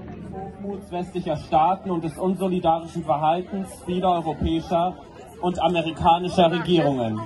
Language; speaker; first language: German; native; German